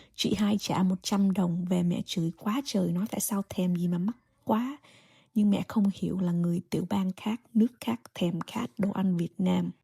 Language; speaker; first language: Vietnamese; early bilingual, heritage; Vietnamese